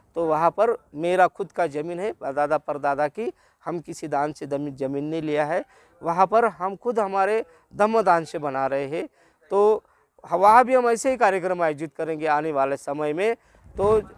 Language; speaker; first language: Hindi; non-native, local second language; Marathi